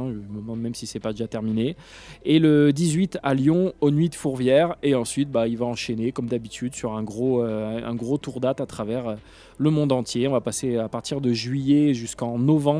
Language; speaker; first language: French; native; French